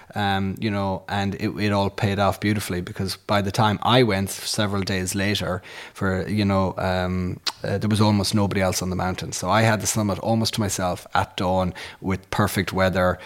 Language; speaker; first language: English; native; English